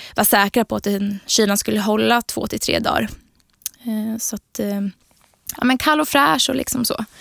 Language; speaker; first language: Swedish; native; Swedish